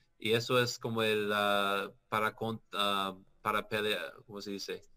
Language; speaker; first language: Spanish; non-native, learner; English